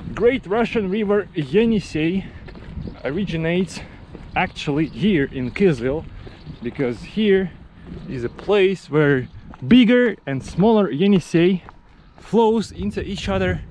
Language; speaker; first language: English; non-native, fluent; Russian